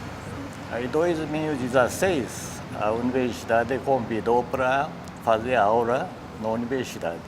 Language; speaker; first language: Portuguese; non-native, learner; Japanese